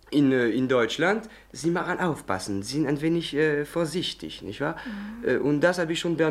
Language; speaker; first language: German; non-native, learner; French